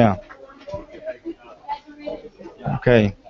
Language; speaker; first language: English; non-native, fluent; Dutch